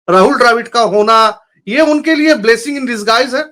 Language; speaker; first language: Hindi; non-native, local second language; Bangla